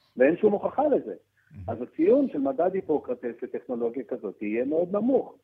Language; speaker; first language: Hebrew; early bilingual, other home language; French